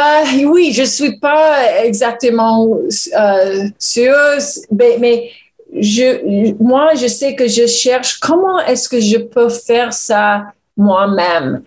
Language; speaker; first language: French; non-native, learner; English